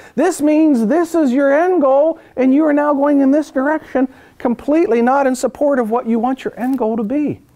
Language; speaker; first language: English; native; English